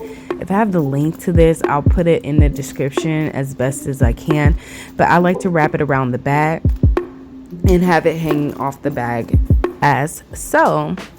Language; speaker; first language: English; native; English